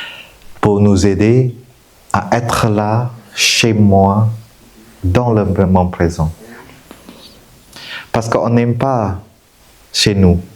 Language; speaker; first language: French; non-native, fluent; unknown